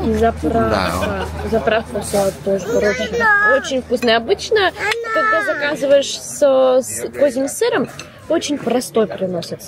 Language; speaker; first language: Russian; native; Russian